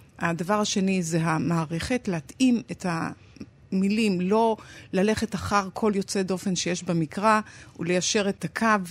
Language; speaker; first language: Hebrew; native; Hebrew